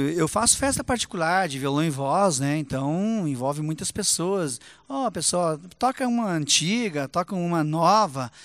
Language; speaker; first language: Portuguese; native; Portuguese